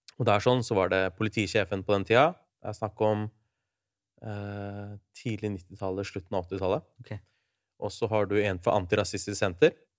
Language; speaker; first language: Norwegian; early bilingual, other home language; Urdu